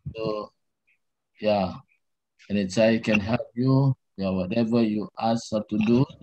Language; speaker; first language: English; non-native, fluent; Indonesian